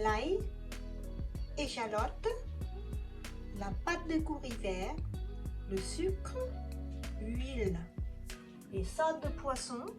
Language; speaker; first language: French; non-native, learner; Thai